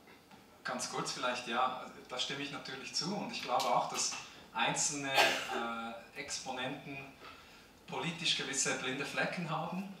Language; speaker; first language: German; native; German